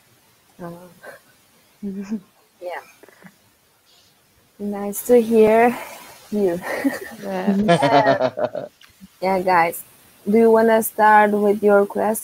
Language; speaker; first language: English; non-native, fluent; Turkish